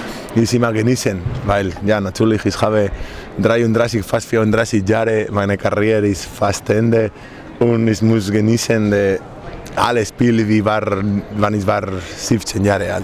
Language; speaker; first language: German; non-native, learner; Spanish